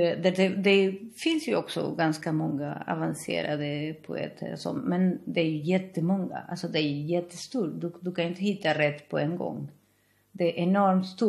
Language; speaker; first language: Swedish; non-native, fluent; Spanish